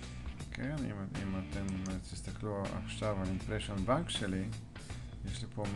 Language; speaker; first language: Hebrew; non-native, fluent; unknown